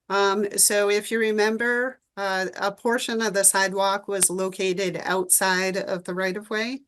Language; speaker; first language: English; native; English